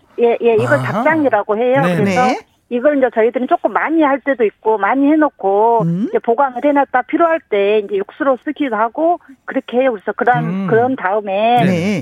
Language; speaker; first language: Korean; native; Korean